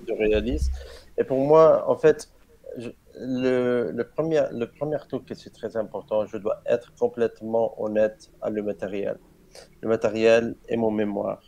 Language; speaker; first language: French; non-native, learner; Arabic